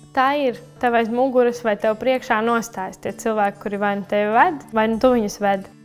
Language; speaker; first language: Latvian; native; Latvian